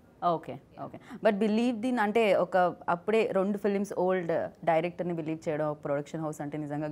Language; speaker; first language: Telugu; native; Telugu